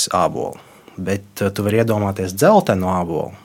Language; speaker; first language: Latvian; non-native, local second language; Russian